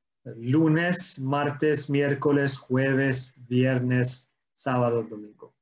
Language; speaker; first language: Spanish; non-native, fluent; English